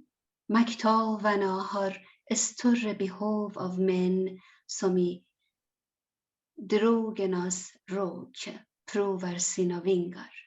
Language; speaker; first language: Swedish; non-native, learner; Persian